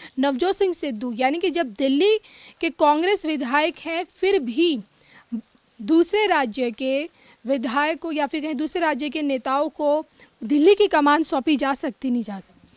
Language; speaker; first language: Hindi; native; Hindi